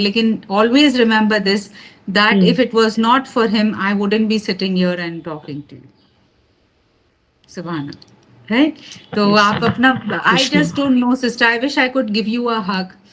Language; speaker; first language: English; non-native, local second language; Urdu